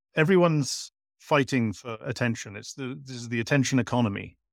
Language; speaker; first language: English; native; English